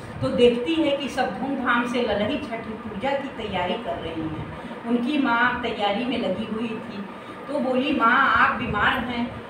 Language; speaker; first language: Hindi; native; Hindi